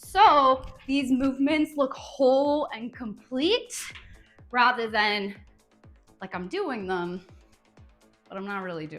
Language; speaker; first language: English; native; English